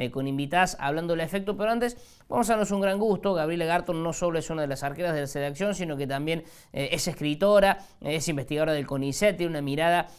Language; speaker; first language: Spanish; native; Spanish